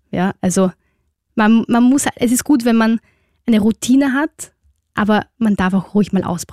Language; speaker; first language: German; native; German